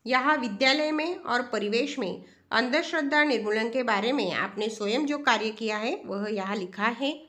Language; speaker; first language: Hindi; non-native, local second language; Marathi